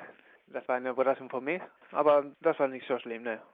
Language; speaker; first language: German; non-native, learner; Spanish